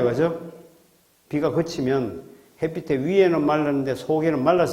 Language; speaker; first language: Korean; native; Korean